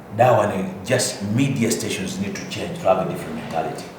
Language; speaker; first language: English; non-native, local second language; Swahili